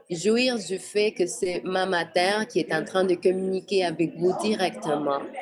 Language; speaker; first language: French; native; French